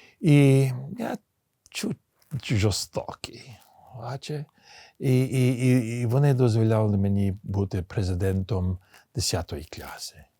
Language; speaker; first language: Ukrainian; early bilingual, heritage; English